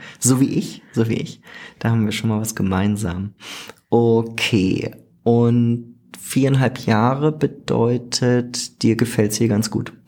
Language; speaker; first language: German; native; German